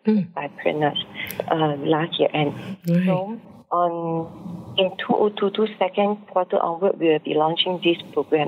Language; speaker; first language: English; non-native, local second language; Min Nan Chinese